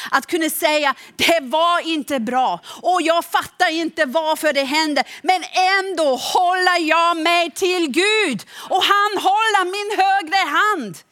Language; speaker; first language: Swedish; non-native, fluent; German